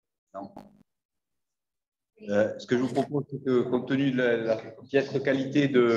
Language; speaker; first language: French; native; French